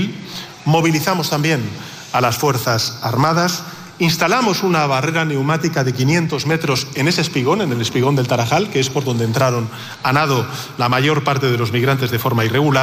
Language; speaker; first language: Spanish; native; Spanish